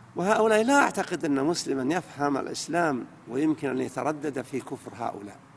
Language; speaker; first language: Arabic; native; Arabic